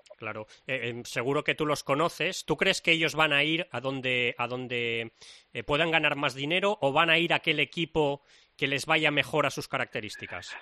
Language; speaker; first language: Spanish; native; Spanish